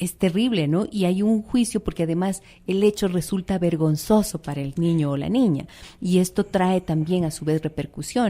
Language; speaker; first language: Spanish; native; Spanish